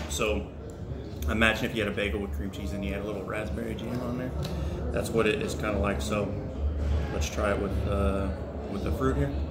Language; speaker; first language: English; native; English